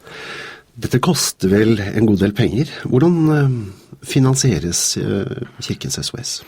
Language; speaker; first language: Norwegian; native; Norwegian